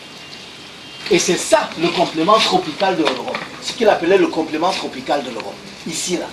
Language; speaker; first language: French; non-native, local second language; Duala